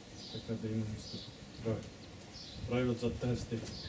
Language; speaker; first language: Bulgarian; non-native, learner; Russian